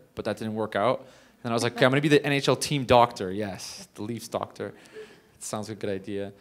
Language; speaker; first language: English; native; English